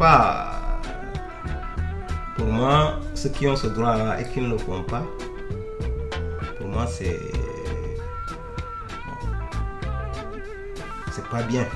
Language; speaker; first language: French; non-native, local second language; Wolof